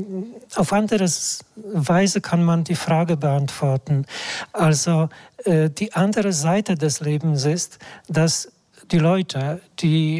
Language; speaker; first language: German; non-native, fluent; Polish